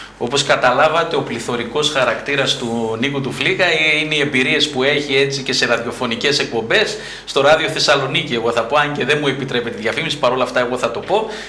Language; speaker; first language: Greek; native; Greek